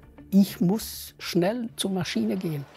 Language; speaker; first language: German; non-native, fluent; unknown